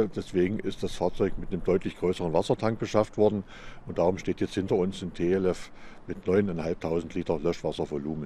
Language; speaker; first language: German; native; German